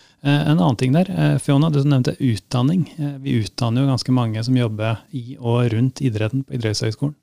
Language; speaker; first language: Norwegian; native; Norwegian